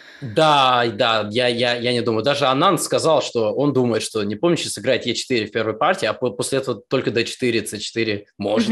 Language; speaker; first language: Russian; early bilingual, heritage; Russian